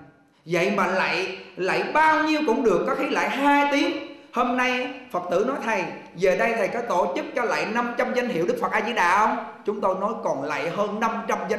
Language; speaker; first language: Vietnamese; native; Vietnamese